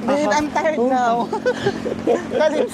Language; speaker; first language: English; non-native, local second language; Filipino